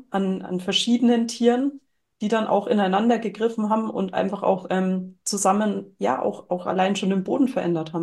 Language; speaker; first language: German; native; German